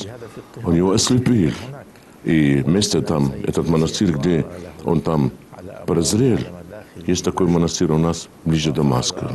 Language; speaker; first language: Russian; non-native, fluent; Arabic